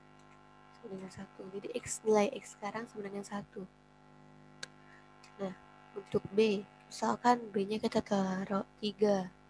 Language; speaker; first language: Indonesian; native; Indonesian